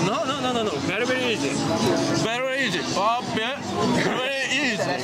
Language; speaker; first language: English; non-native, learner; Japanese